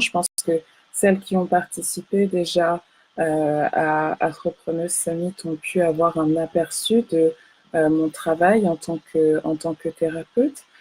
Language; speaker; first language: French; native; French